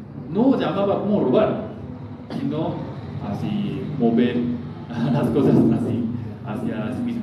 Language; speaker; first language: Spanish; non-native, learner; Korean